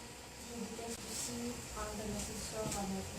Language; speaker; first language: French; non-native, learner; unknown